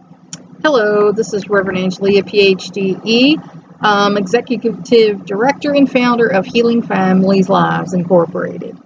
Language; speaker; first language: English; native; English